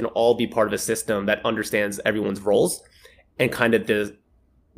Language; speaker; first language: English; native; English